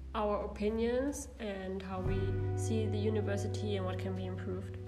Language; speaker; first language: English; non-native, fluent; German